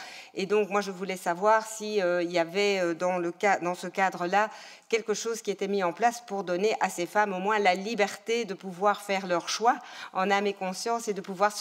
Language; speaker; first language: French; native; French